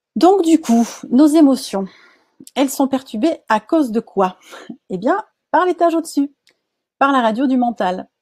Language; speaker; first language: French; native; French